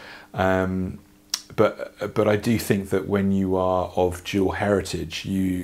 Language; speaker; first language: English; native; English